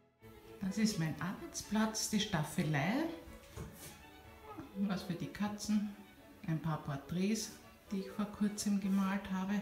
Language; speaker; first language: German; native; German